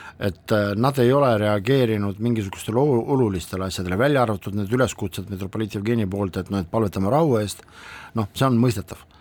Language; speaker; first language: Estonian; non-native, local second language; Russian